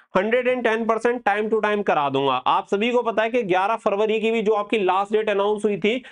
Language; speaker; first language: Hindi; native; Hindi